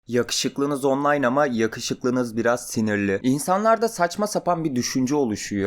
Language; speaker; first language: Turkish; native; Turkish